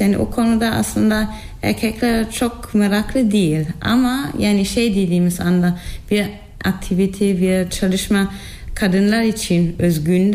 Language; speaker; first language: Turkish; non-native, fluent; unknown